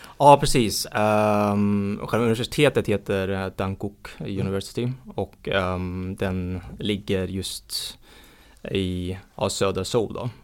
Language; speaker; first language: Swedish; early bilingual, heritage; Swedish